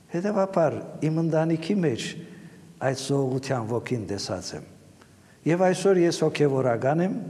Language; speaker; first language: Armenian; early bilingual, heritage; Armenian